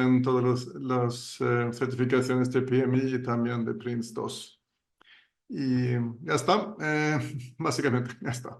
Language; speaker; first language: Spanish; non-native, fluent; Swedish